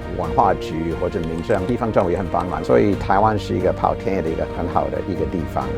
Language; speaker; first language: Chinese; non-native, fluent; English